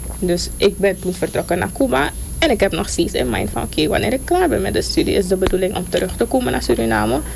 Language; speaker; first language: Dutch; native; Dutch